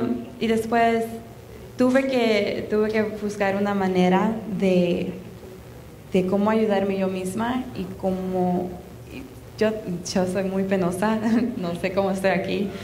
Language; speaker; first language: Spanish; early bilingual, heritage; Spanish